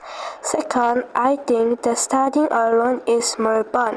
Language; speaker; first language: English; non-native, learner; Korean